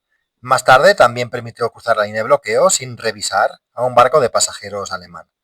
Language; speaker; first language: Spanish; native; Spanish